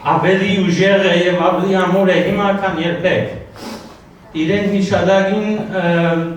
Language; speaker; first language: Armenian; early bilingual, heritage; Armenian